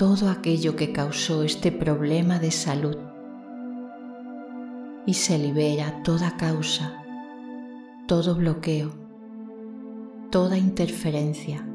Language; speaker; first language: Spanish; native; Spanish